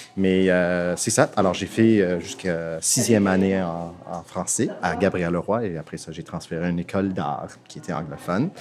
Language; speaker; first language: French; non-native, local second language; English